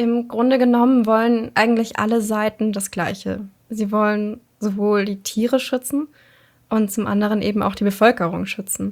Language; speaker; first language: German; native; German